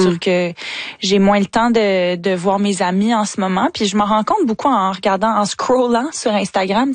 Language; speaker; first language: French; native; French